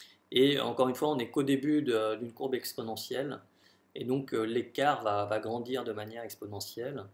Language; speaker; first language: French; native; French